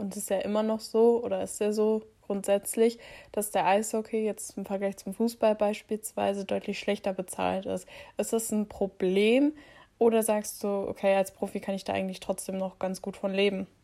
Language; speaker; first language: German; native; German